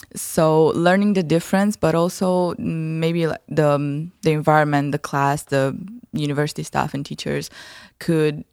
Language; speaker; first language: English; non-native, fluent; Romanian